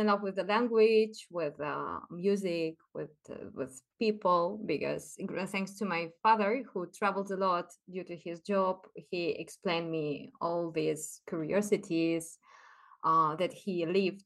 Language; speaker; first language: English; non-native, fluent; Russian